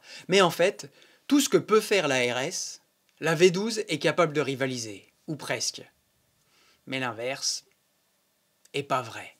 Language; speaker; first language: French; native; French